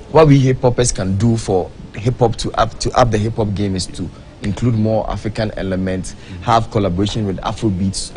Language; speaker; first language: English; non-native, local second language; Akan